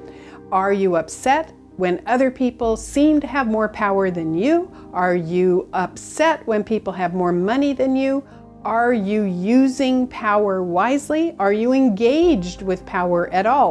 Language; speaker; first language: English; native; English